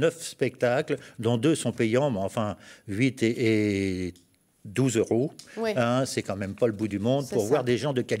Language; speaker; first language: French; native; French